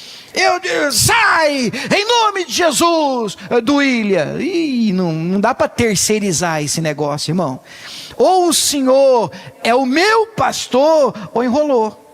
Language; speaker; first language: Portuguese; native; Portuguese